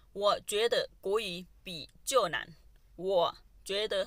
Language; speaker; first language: Chinese; non-native, fluent; Thai